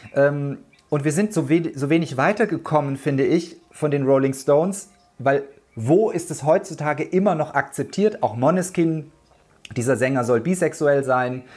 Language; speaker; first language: German; native; German